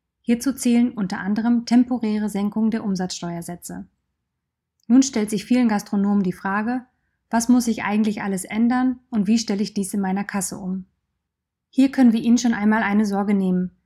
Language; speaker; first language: German; native; German